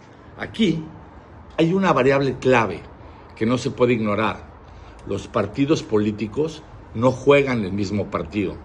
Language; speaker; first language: Spanish; native; Spanish